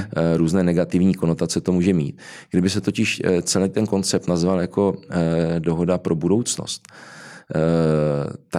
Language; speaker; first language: Czech; native; Czech